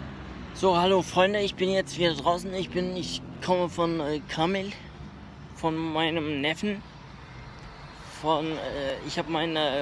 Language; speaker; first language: German; early bilingual, other home language; Turkish